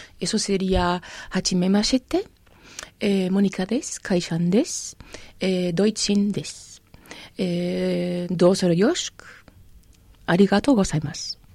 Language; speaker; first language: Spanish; non-native, fluent; German